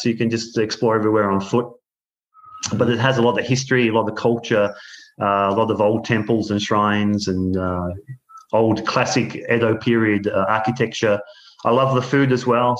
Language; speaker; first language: English; native; English